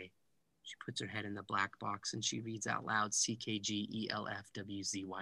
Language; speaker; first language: English; native; English